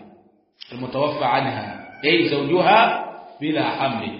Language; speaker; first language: Arabic; non-native, fluent; Swahili